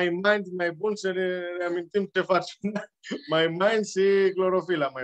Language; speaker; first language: Romanian; non-native, learner; Greek